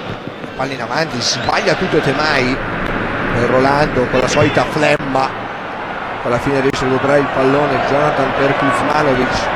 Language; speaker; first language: Italian; native; Italian